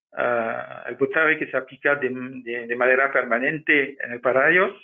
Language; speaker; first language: Spanish; non-native, fluent; French